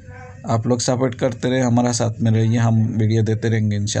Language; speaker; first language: Hindi; non-native, local second language; Bangla